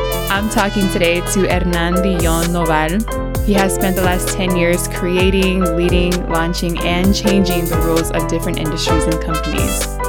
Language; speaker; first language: English; early bilingual, other home language; Spanish